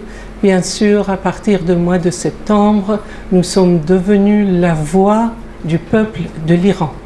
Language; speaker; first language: French; non-native, fluent; Persian